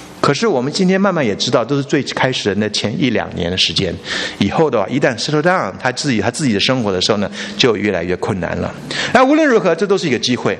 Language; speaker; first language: Chinese; native; Chinese